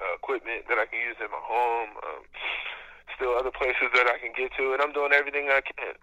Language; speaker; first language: English; native; English